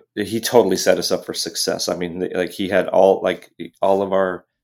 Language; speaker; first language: English; native; English